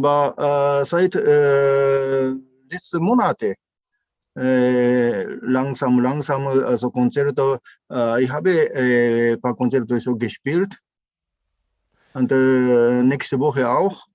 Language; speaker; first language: German; non-native, learner; Japanese